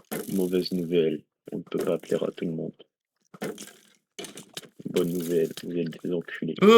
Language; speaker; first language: French; native; French